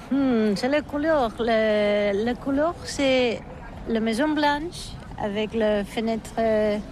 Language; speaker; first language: French; non-native, learner; Catalan